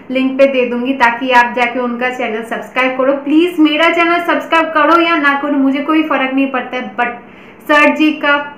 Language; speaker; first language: Hindi; non-native, local second language; Bangla